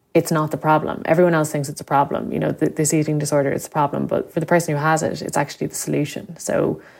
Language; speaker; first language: English; native; English